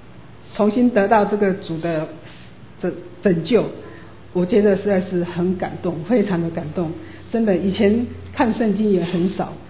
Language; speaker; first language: Chinese; native; Chinese